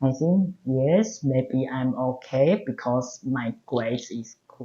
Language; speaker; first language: English; non-native, learner; Chinese